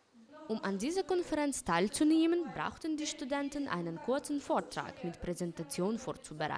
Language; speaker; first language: German; non-native, fluent; Ukrainian